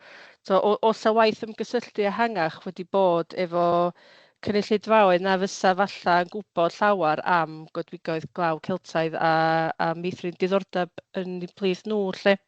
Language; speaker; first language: Welsh; native; Welsh